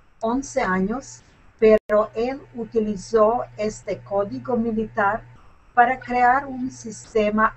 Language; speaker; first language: Spanish; non-native, learner; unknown